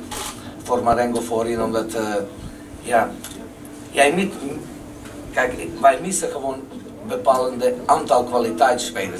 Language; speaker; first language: Dutch; non-native, fluent; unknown